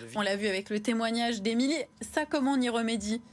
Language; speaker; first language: French; native; French